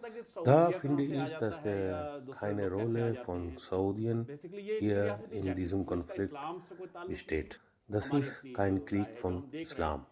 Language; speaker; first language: German; non-native, learner; Urdu